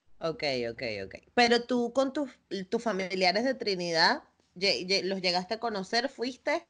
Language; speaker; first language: Spanish; native; Spanish